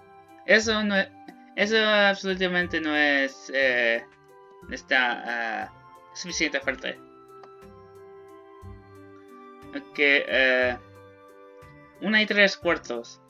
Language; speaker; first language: Spanish; non-native, learner; English